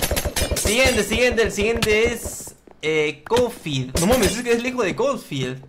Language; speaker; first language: Spanish; native; Spanish